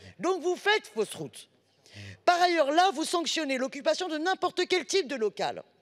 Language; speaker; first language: French; native; French